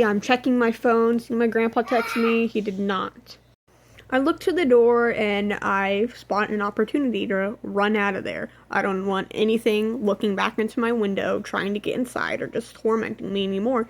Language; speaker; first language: English; native; English